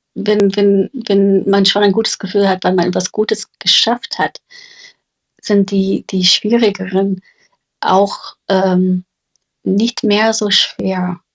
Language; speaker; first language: German; non-native, fluent; English